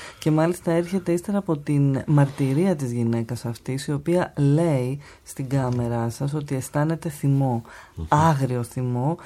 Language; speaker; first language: Greek; native; Greek